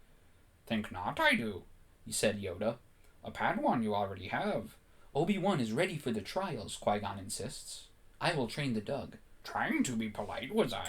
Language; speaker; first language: English; native; English